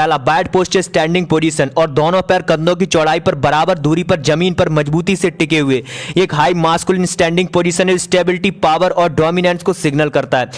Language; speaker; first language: Hindi; native; Hindi